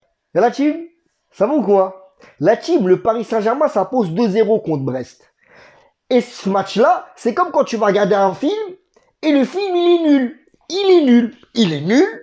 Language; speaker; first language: French; native; French